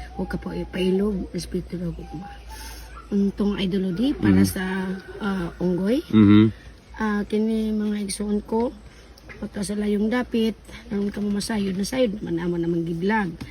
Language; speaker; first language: Cebuano; non-native, local second language; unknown